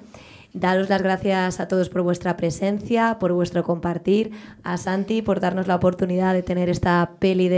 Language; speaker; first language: Spanish; native; Spanish